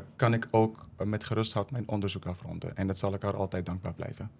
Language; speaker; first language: Dutch; non-native, fluent; Persian